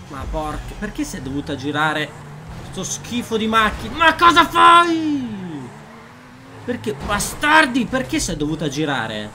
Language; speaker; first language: Italian; native; Italian